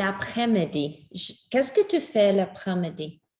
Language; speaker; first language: French; non-native, learner; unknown